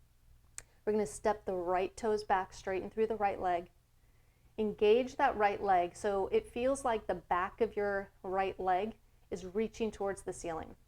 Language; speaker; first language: English; native; English